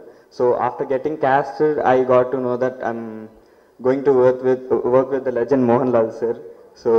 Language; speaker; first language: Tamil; non-native, learner; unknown